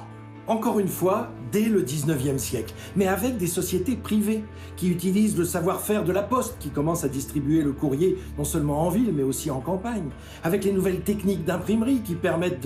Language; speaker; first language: French; native; French